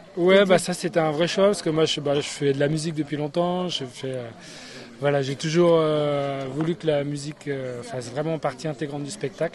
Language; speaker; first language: French; native; French